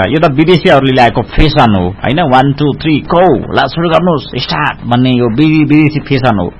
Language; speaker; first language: Nepali; non-native, local second language; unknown